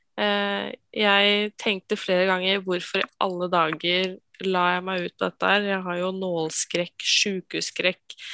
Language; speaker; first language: Norwegian; native; Norwegian